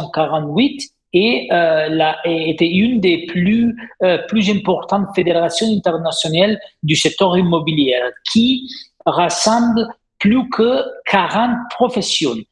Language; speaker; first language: French; non-native, fluent; Italian